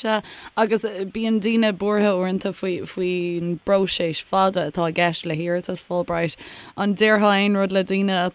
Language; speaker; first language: Irish; native; Irish